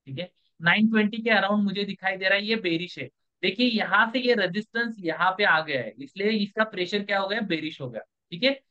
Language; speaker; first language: Hindi; non-native, local second language; Marathi